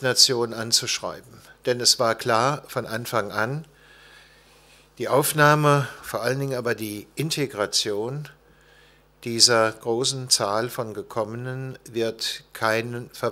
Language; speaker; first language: German; native; German